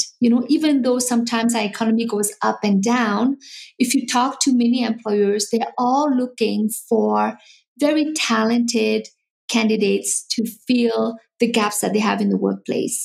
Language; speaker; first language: English; non-native, fluent; French